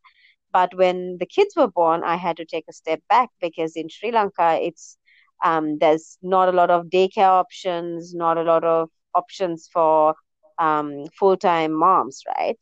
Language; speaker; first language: English; non-native, local second language; Sinhala